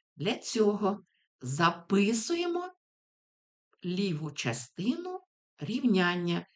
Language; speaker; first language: Ukrainian; native; Ukrainian